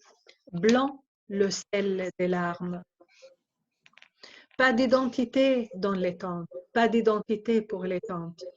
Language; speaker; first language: French; non-native, fluent; Arabic